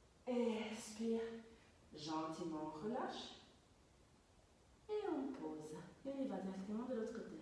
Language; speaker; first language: French; non-native, fluent; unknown